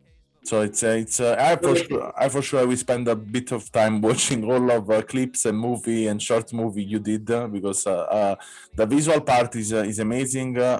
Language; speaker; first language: English; non-native, fluent; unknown